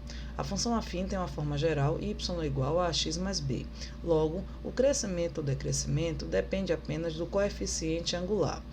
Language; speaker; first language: Portuguese; native; Portuguese